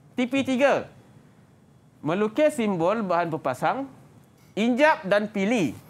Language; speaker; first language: Malay; native; Malay